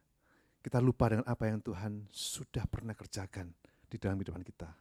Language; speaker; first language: Indonesian; native; Indonesian